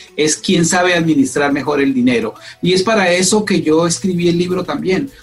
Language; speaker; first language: Spanish; native; Spanish